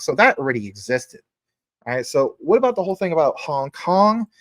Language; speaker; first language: English; native; English